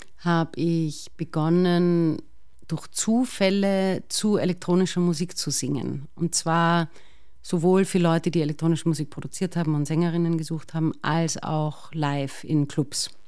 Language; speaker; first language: German; native; German